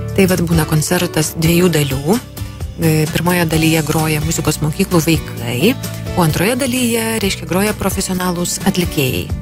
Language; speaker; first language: Lithuanian; native; Lithuanian